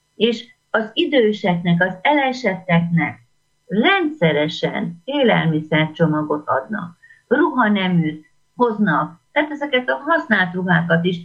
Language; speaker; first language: Hungarian; native; Hungarian